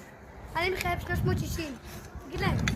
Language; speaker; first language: Hebrew; native; Hebrew